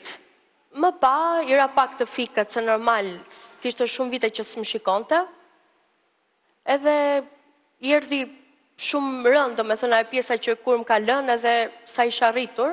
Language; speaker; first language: Albanian; early bilingual, heritage; Albanian